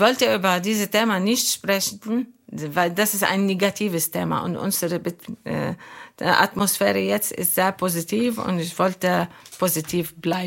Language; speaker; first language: German; non-native, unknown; Arabic